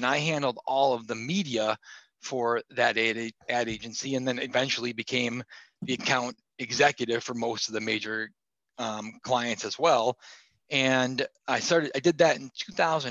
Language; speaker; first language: English; native; English